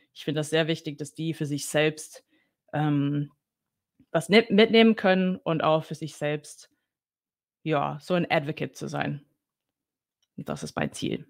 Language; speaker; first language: German; non-native, fluent; English